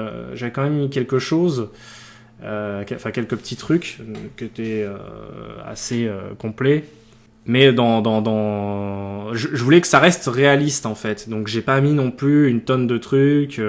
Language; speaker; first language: French; native; French